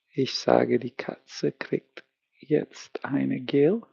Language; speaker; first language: German; non-native, learner; English